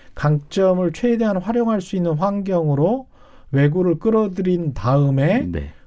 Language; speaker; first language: Korean; native; Korean